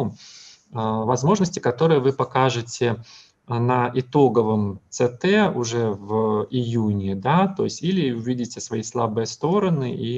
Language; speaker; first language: Russian; native; Russian